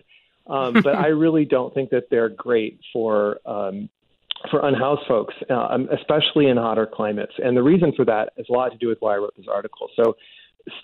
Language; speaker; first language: English; native; English